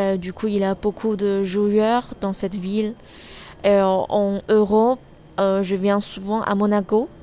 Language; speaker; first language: French; non-native, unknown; Chinese